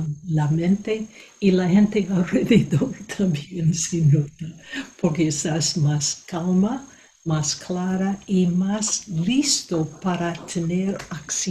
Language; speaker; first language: Spanish; non-native, fluent; English